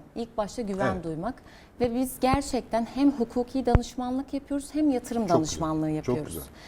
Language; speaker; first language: Turkish; native; Turkish